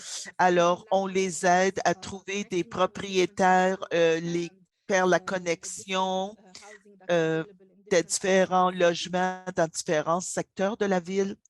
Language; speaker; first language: French; non-native, local second language; English